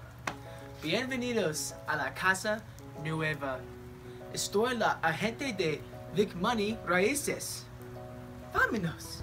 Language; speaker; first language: Spanish; non-native, learner; English